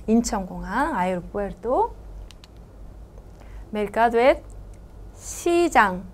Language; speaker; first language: Spanish; non-native, learner; Korean